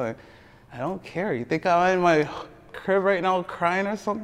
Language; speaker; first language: English; early bilingual, other home language; French